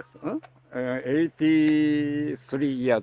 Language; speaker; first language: English; non-native, learner; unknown